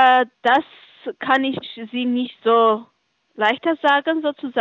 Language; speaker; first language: German; non-native, learner; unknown